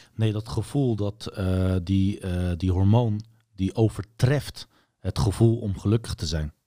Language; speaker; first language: Dutch; early bilingual, other home language; Turkish